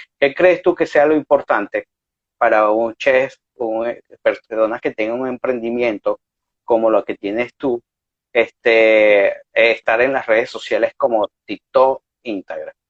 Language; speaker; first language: Spanish; native; Spanish